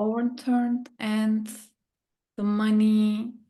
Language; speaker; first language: English; non-native, learner; Turkish